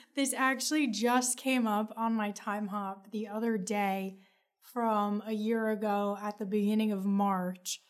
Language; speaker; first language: English; native; English